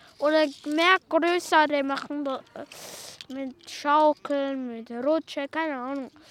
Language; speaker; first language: German; non-native, local second language; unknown